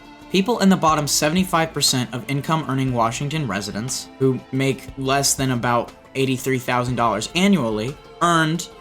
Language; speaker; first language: English; native; English